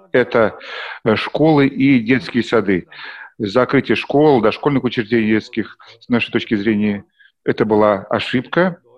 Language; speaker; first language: Russian; non-native, fluent; German